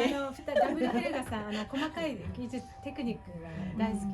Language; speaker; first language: Japanese; native; Japanese